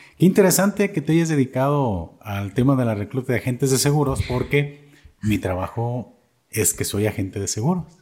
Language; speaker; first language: Spanish; native; Spanish